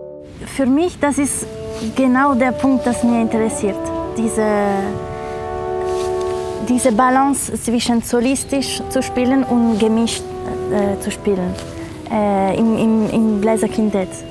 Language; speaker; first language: German; non-native, learner; Spanish